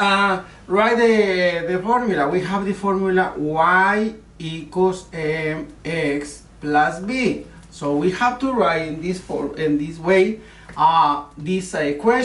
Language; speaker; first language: English; non-native, learner; Spanish